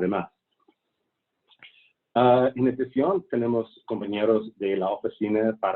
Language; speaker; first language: Spanish; non-native, fluent; English